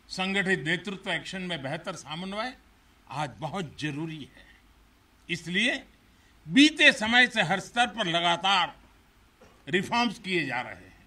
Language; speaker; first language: Hindi; non-native, local second language; Gujarati